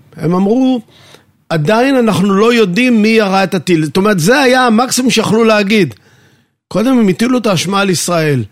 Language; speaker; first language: Hebrew; native; Hebrew